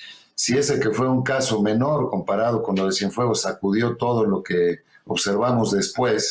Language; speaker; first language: Spanish; native; Spanish